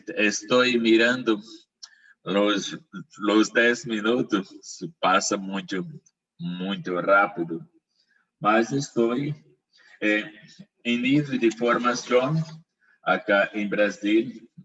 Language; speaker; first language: Portuguese; non-native, learner; Spanish